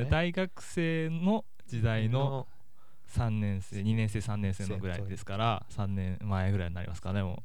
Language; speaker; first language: Japanese; native; Japanese